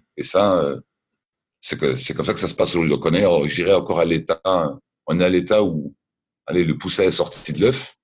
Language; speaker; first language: French; native; French